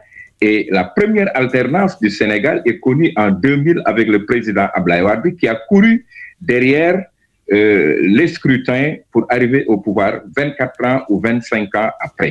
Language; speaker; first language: French; non-native, local second language; Wolof